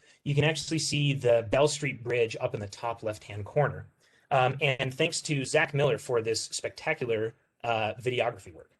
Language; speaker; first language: English; native; English